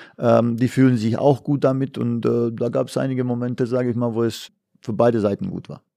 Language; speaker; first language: German; non-native, fluent; Bosnian